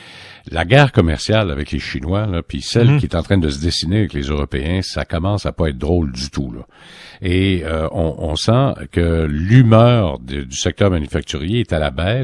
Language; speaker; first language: French; native; French